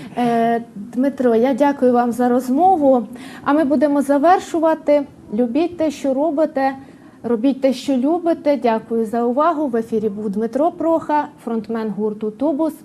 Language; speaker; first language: Ukrainian; native; Ukrainian